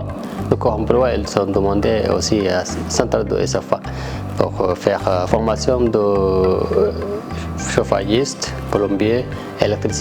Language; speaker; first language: French; non-native, learner; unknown